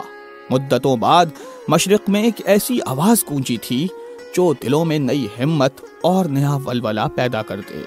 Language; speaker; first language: Urdu; native; Urdu